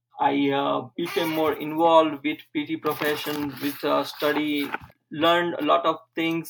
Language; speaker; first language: English; non-native, local second language; Gujarati